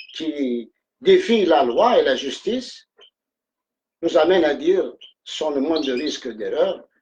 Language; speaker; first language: French; non-native, local second language; Arabic